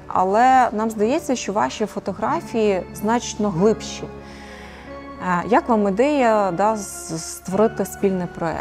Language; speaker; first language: Ukrainian; native; Ukrainian